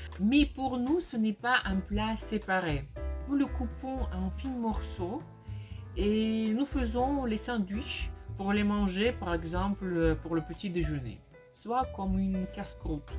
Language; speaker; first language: French; non-native, fluent; Russian